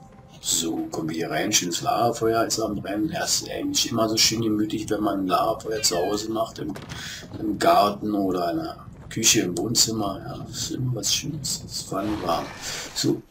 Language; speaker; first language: German; native; German